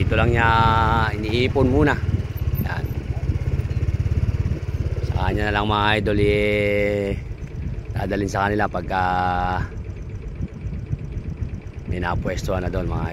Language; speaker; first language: Filipino; native; Filipino